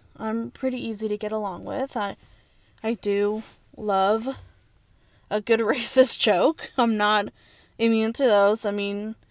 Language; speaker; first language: English; early bilingual, other home language; Spanish